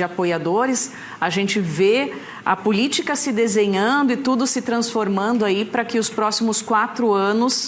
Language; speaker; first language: Portuguese; native; Portuguese